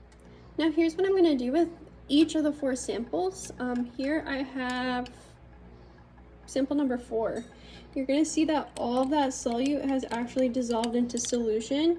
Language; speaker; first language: English; native; English